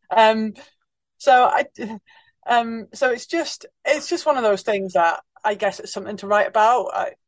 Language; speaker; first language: English; native; English